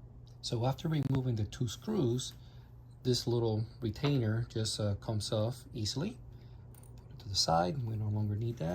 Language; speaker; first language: English; native; English